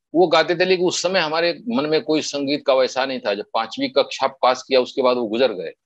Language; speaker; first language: Hindi; native; Hindi